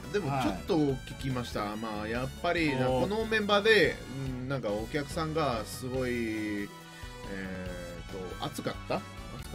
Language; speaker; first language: Japanese; non-native, learner; Spanish